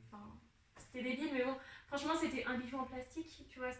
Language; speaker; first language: French; native; French